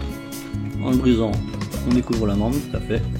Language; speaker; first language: French; native; French